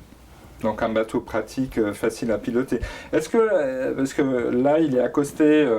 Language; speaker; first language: French; native; French